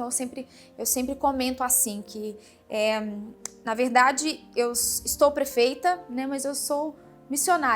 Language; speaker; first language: Portuguese; native; Portuguese